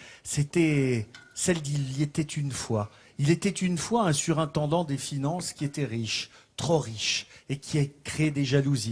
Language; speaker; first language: French; native; French